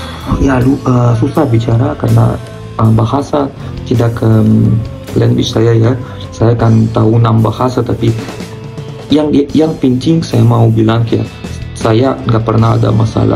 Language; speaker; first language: Indonesian; non-native, learner; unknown